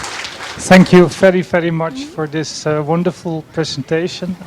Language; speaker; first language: English; non-native, fluent; Dutch